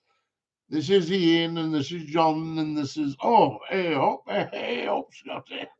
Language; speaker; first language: English; native; English